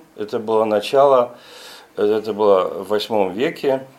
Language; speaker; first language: Russian; non-native, fluent; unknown